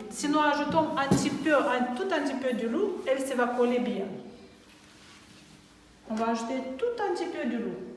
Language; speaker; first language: French; non-native, learner; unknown